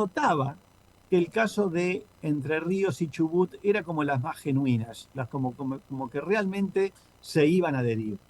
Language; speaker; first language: Spanish; native; Spanish